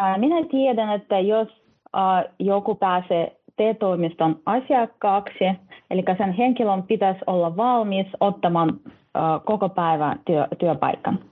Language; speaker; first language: Finnish; non-native, fluent; Russian